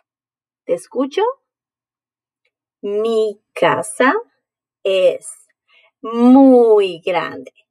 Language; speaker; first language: Spanish; non-native, fluent; English